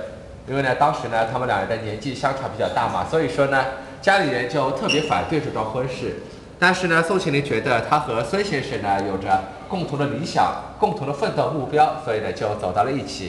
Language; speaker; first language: Chinese; native; Chinese